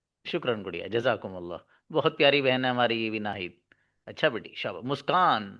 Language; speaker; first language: Hindi; native; Hindi